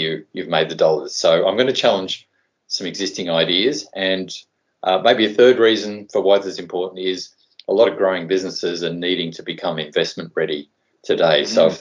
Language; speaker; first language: English; native; English